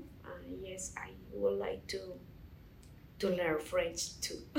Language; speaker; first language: English; non-native, learner; Spanish